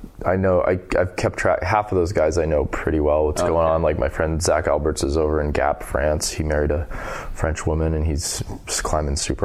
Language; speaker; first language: English; native; English